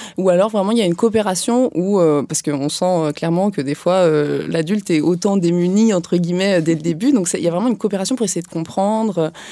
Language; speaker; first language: French; native; French